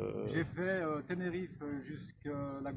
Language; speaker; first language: French; native; French